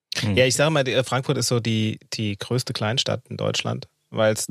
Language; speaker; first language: German; native; German